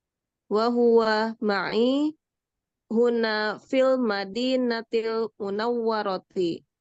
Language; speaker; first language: Arabic; non-native, learner; Indonesian